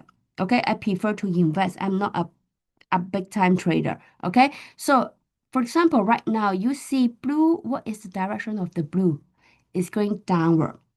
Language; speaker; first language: English; non-native, fluent; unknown